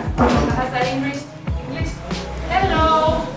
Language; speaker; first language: Indonesian; non-native, fluent; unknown